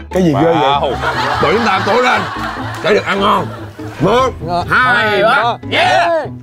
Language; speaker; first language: Vietnamese; native; Vietnamese